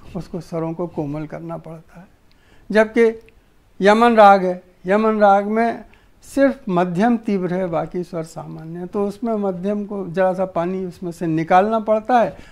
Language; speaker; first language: Hindi; native; Hindi